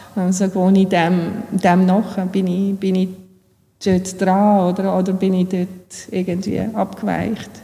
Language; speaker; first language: German; early bilingual, other home language; Bosnian